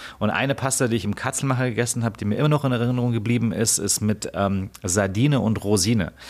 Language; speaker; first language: German; native; German